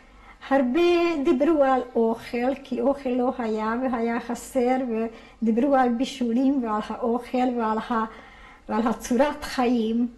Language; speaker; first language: Hebrew; non-native, fluent; Hungarian